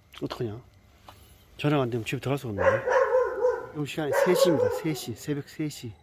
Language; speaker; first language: Korean; native; Korean